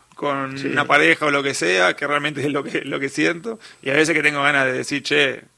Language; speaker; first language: Spanish; native; Spanish